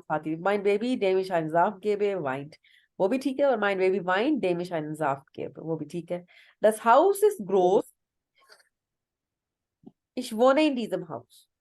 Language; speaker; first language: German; non-native, fluent; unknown